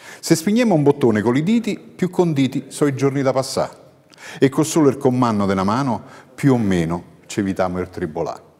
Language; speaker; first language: Italian; native; Italian